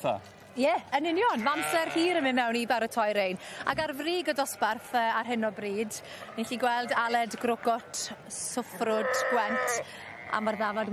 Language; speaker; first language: Welsh; native; Welsh